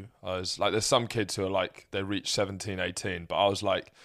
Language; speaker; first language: English; native; English